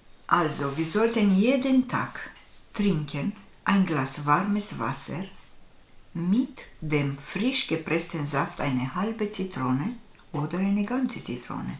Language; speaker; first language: German; non-native, fluent; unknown